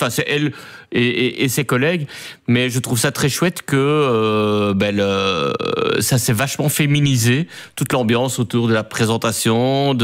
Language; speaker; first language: French; native; French